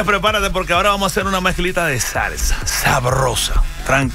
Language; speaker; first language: Spanish; native; Spanish